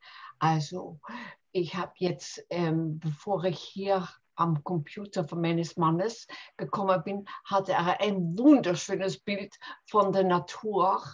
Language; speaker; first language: German; non-native, fluent; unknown